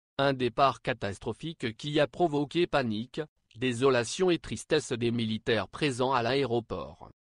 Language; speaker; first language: French; non-native, local second language; Lingala